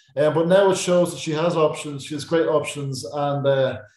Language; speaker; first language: English; native; English